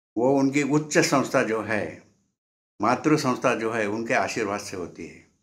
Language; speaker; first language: Hindi; non-native, local second language; Marathi